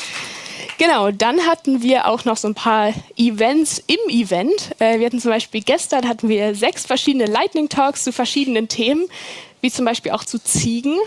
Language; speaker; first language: German; native; German